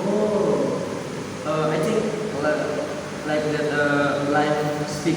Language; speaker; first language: English; non-native, learner; Indonesian